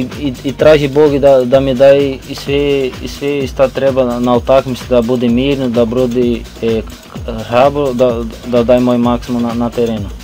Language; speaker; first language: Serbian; non-native, learner; Portuguese